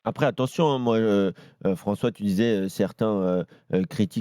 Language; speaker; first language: French; native; French